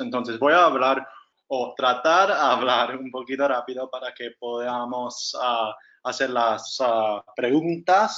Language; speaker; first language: Spanish; non-native, fluent; English